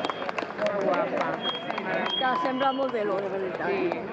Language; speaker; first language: Catalan; non-native, local second language; Spanish